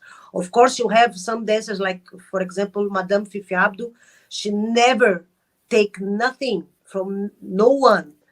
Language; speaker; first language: English; non-native, learner; Arabic